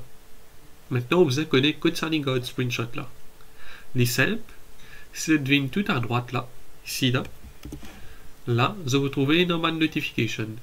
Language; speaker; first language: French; non-native, local second language; Morisyen